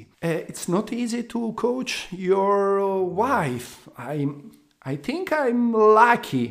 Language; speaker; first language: English; non-native, learner; Italian